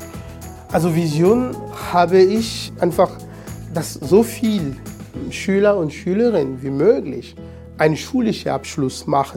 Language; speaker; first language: German; non-native, fluent; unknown